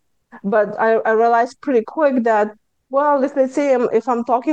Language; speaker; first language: English; non-native, fluent; Lithuanian